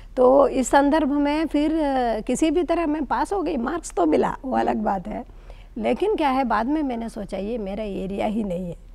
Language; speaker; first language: Hindi; non-native, local second language; Malayalam